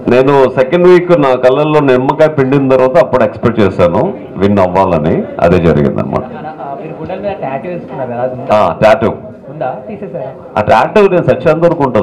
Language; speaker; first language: Telugu; native; Telugu